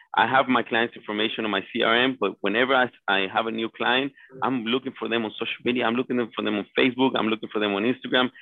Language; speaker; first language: English; non-native, fluent; Spanish